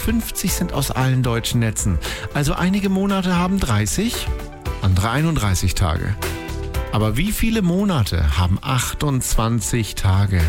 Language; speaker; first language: German; native; German